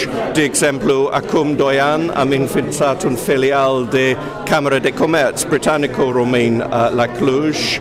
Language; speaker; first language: Romanian; non-native, fluent; English